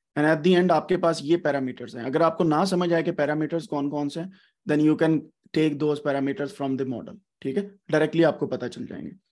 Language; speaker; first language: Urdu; non-native, local second language; Punjabi